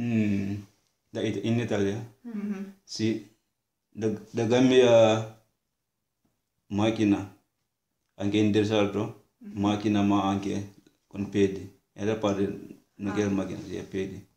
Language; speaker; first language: Italian; non-native, learner; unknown